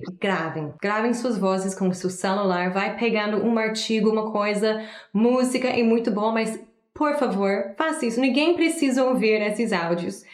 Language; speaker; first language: Portuguese; non-native, fluent; English